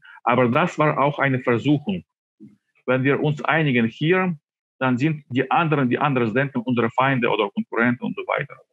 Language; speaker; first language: German; non-native, fluent; Ukrainian